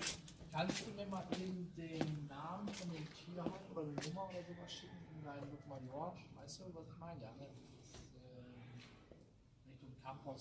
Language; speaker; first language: German; native; German